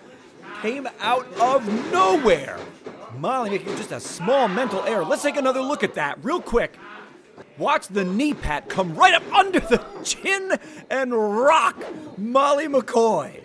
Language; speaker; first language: English; native; English